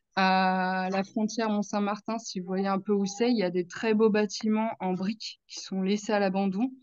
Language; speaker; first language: French; native; French